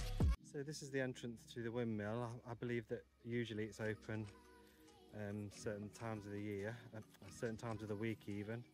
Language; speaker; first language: English; native; English